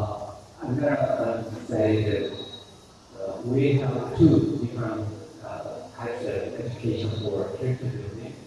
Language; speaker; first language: English; non-native, fluent; Korean